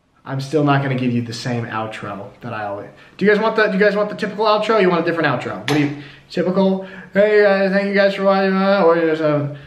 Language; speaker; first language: English; native; English